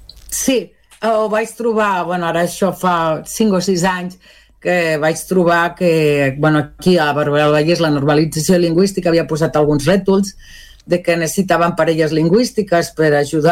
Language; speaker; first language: Catalan; non-native, local second language; Spanish